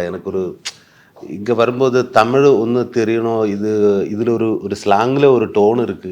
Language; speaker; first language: Tamil; non-native, learner; Malayalam